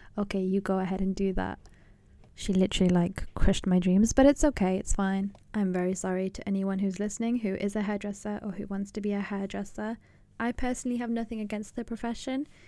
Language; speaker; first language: English; early bilingual, other home language; Punjabi